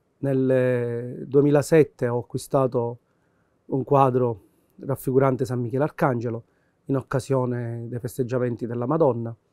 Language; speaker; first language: Italian; native; Italian